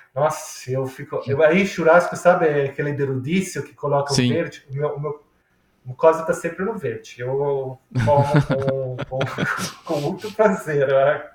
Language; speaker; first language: Portuguese; non-native, fluent; Italian